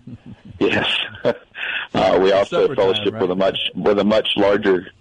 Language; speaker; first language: English; native; English